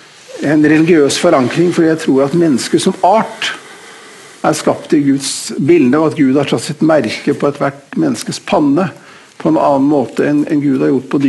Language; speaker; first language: Norwegian; native; Norwegian